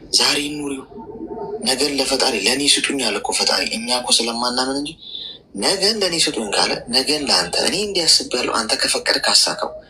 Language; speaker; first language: Amharic; native; Amharic